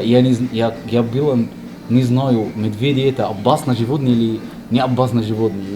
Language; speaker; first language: Russian; non-native, learner; Arabic